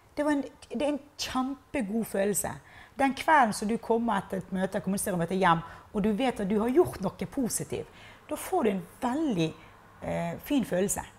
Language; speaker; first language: Norwegian; non-native, fluent; Persian